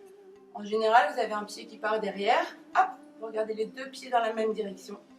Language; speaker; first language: French; native; French